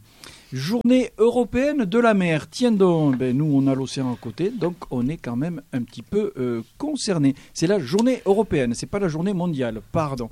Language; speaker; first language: French; native; French